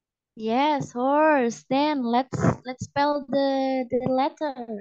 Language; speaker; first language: English; non-native, fluent; Indonesian